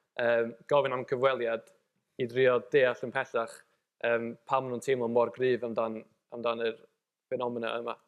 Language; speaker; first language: Welsh; native; Welsh